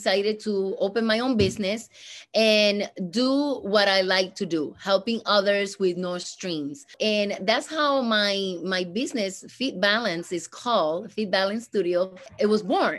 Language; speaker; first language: English; non-native, fluent; Spanish